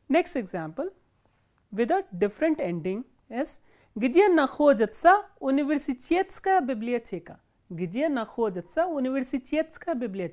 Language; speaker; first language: Russian; non-native, fluent; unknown